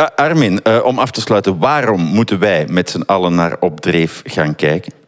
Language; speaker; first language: Dutch; native; Dutch